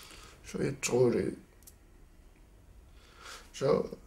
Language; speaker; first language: Danish; non-native, local second language; Kalaallisut